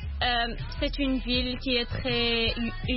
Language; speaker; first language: French; non-native, learner; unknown